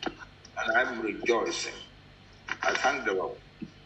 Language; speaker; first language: English; non-native, local second language; Yoruba